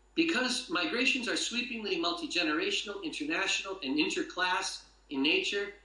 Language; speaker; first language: English; native; English